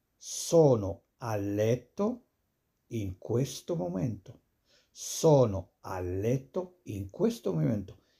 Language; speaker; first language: Italian; non-native, fluent; Arabic